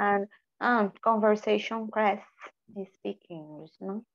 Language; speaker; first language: English; non-native, learner; Portuguese